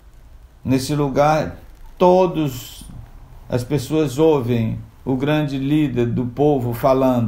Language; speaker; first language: Portuguese; non-native, local second language; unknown